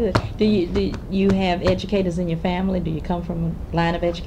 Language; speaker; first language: English; native; English